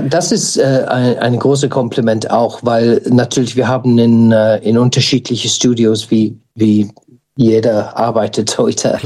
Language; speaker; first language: German; non-native, fluent; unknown